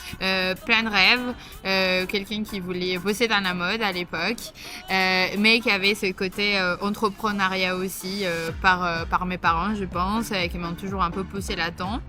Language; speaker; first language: French; non-native, fluent; Spanish